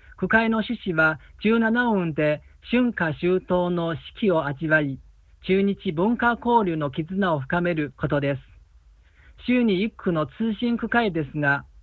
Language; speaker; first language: Japanese; non-native, fluent; Chinese